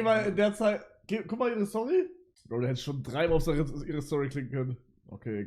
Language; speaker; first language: German; native; German